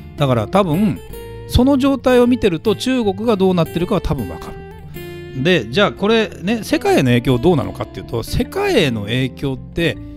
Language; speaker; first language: Japanese; native; Japanese